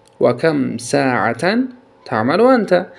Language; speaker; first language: Arabic; non-native, fluent; Tajik